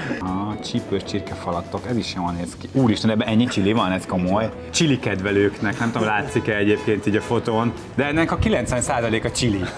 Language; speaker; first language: Hungarian; native; Hungarian